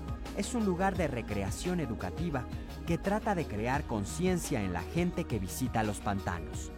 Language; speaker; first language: Spanish; native; Spanish